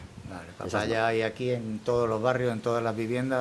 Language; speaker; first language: Spanish; native; Spanish